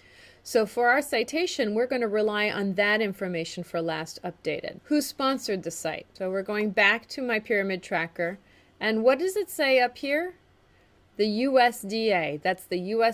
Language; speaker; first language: English; native; English